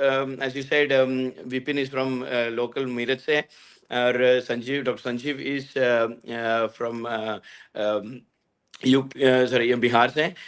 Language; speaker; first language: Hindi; non-native, local second language; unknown